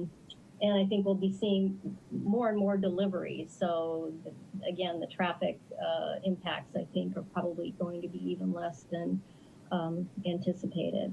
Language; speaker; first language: English; native; English